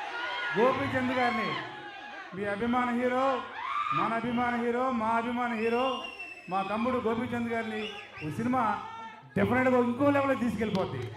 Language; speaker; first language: Telugu; native; Telugu